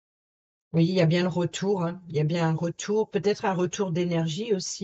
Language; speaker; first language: French; native; French